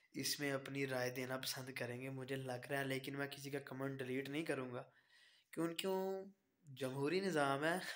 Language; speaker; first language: Urdu; native; Urdu